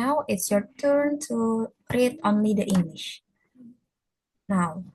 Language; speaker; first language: English; non-native, fluent; Indonesian